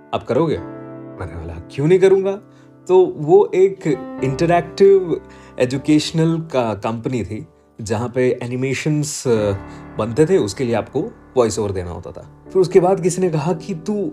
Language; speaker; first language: Hindi; non-native, local second language; Gujarati